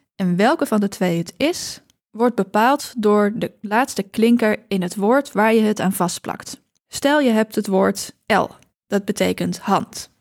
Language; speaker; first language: Dutch; native; Dutch